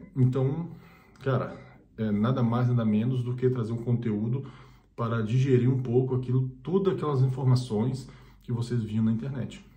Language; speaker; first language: Portuguese; native; Portuguese